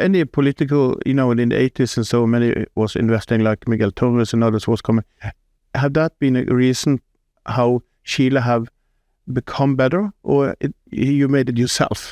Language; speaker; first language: English; non-native, fluent; Norwegian